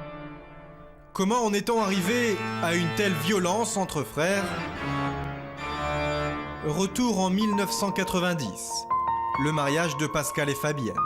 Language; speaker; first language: French; native; French